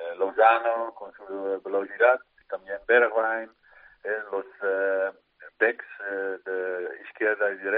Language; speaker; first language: Spanish; non-native, fluent; Dutch